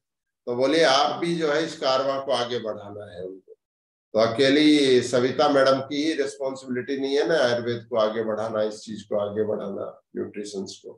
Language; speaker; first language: Hindi; native; Hindi